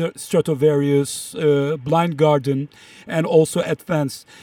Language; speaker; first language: English; non-native, fluent; Turkish